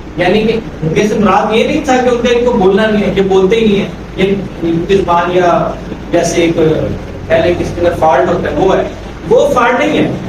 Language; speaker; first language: Urdu; native; Urdu